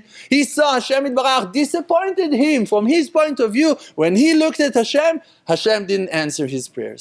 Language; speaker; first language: English; non-native, fluent; Hebrew